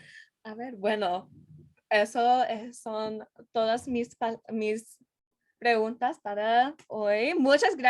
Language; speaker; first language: Spanish; non-native, learner; English